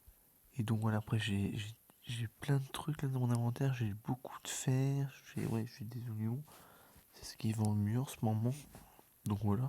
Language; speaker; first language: French; native; French